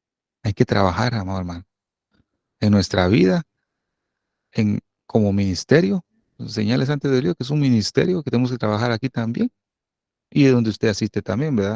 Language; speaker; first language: Spanish; native; Spanish